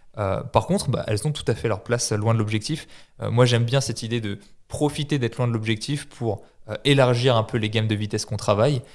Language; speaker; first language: French; native; French